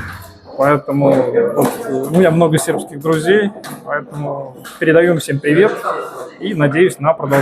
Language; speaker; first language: Russian; native; Russian